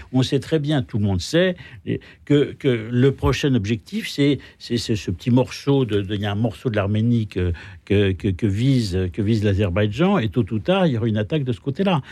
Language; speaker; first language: French; native; French